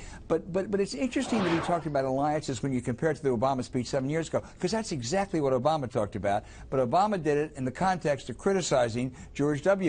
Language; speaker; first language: English; native; English